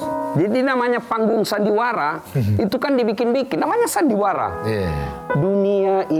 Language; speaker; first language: Indonesian; native; Indonesian